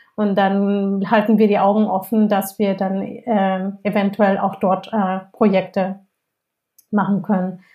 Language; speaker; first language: German; non-native, fluent; Spanish